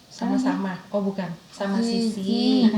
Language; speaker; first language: Indonesian; native; Indonesian